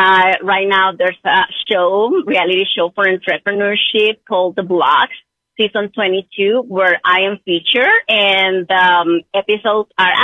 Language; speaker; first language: English; non-native, fluent; Spanish